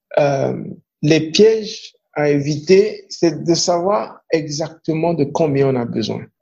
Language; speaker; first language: French; non-native, local second language; Fon